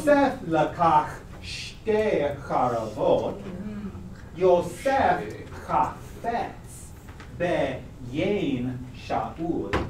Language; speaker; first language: Hebrew; non-native, learner; English